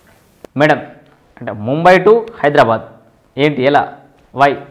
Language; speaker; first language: Telugu; native; Telugu